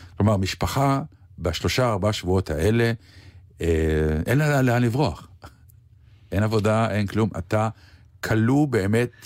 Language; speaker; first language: Hebrew; native; Hebrew